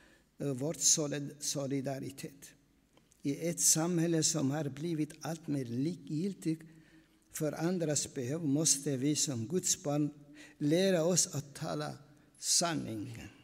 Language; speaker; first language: Swedish; non-native, fluent; Aramaic